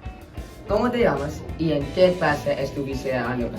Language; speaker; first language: Spanish; non-native, learner; English